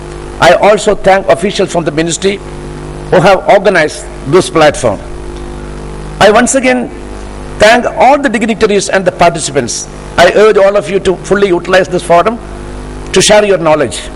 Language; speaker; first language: English; non-native, local second language; Malayalam